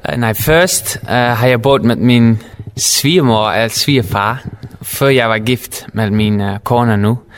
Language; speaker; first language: Danish; non-native, learner; Dutch